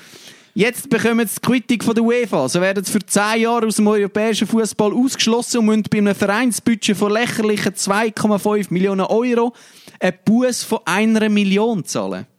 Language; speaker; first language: German; native; German